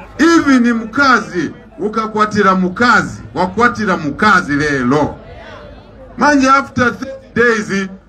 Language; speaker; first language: Nyanja; non-native, local second language; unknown